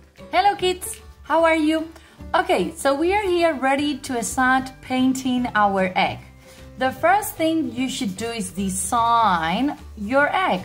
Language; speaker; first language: English; non-native, fluent; Spanish